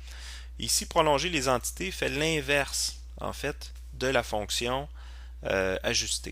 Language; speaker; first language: French; native; French